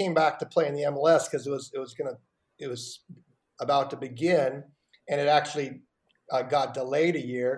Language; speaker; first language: English; native; English